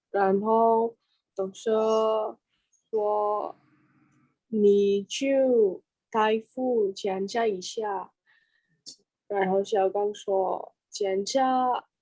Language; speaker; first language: Chinese; non-native, learner; Indonesian